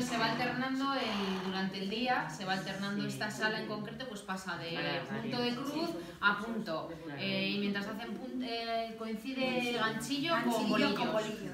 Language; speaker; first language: Spanish; native; Spanish